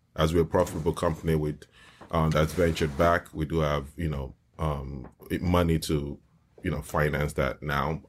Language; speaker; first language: English; non-native, local second language; Yoruba